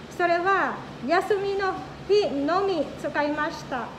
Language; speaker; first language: Japanese; non-native, fluent; Filipino